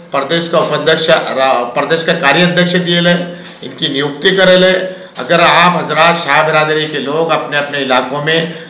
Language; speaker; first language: Hindi; native; Hindi